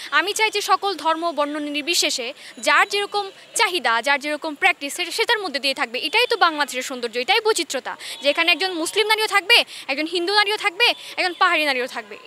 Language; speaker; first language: Bangla; non-native, local second language; Chakma